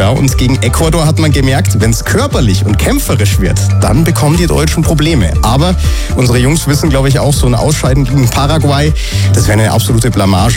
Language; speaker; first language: German; native; German